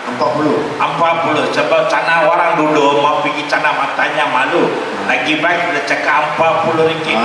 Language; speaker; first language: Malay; non-native, local second language; Tamil